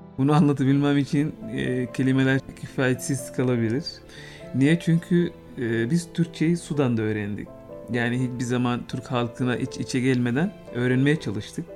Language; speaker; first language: Turkish; non-native, fluent; Arabic